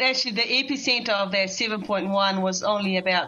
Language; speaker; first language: English; non-native, fluent; Portuguese